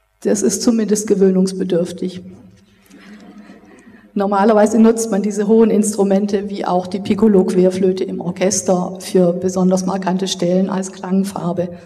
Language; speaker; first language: German; native; German